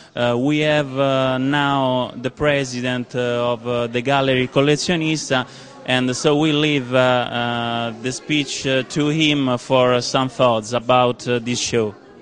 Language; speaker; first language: English; non-native, fluent; Italian